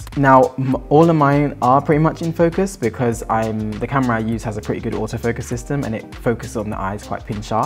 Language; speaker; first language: English; native; English